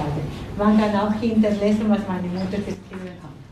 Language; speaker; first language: German; non-native, learner; Spanish